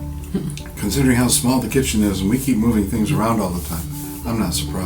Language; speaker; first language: English; native; English